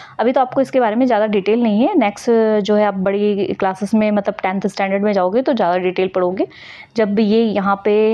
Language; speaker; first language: Hindi; native; Hindi